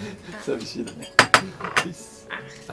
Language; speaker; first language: Japanese; non-native, learner; French